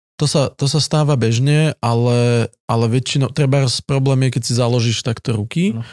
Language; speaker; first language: Slovak; native; Slovak